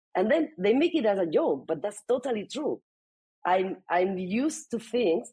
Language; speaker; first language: English; non-native, fluent; Spanish